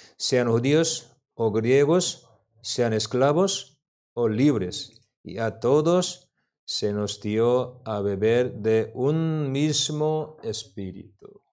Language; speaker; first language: Spanish; non-native, learner; Korean